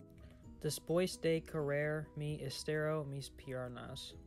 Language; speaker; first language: Spanish; non-native, learner; English